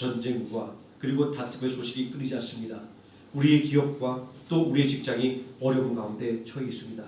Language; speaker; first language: Korean; native; Korean